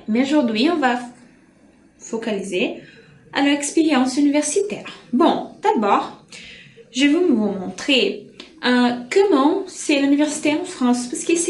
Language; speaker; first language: French; non-native, fluent; Portuguese